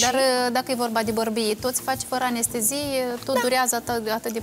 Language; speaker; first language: Romanian; native; Romanian